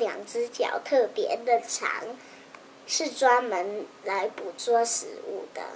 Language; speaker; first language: Chinese; native; Chinese